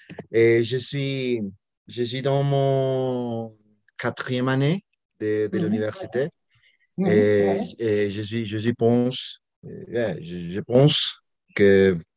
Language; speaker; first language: French; non-native, learner; Spanish